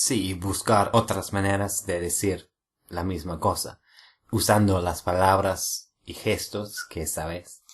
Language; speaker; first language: Spanish; non-native, fluent; English